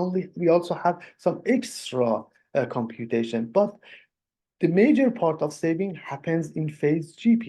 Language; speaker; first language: English; non-native, fluent; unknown